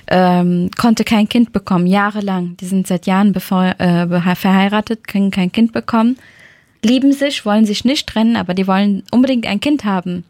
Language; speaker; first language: German; early bilingual, other home language; Turkish